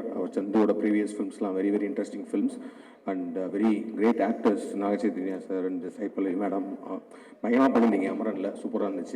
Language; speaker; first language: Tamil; native; Tamil